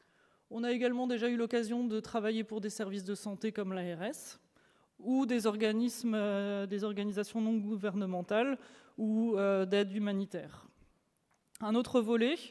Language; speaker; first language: French; native; French